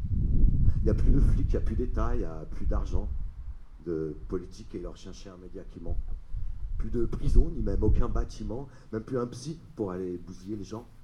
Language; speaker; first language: French; native; French